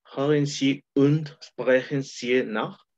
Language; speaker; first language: German; non-native, learner; Spanish